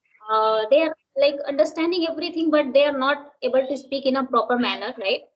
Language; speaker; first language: English; non-native, local second language; Hindi